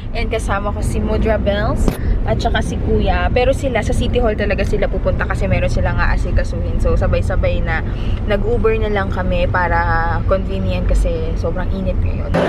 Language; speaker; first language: Filipino; native; Filipino